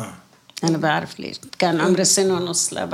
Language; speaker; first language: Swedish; non-native, learner; Arabic